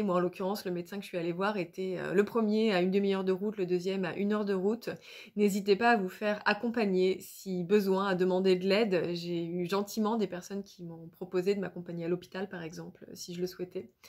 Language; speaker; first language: French; native; French